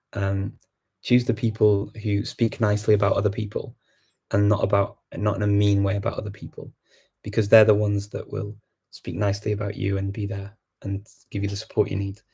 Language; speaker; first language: English; native; English